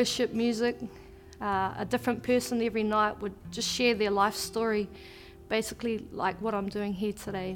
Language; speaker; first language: English; native; English